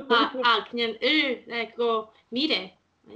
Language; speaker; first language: Korean; non-native, learner; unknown